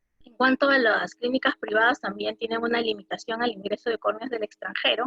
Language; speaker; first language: Spanish; native; Spanish